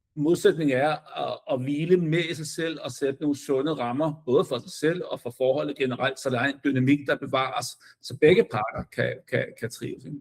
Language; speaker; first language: Danish; native; Danish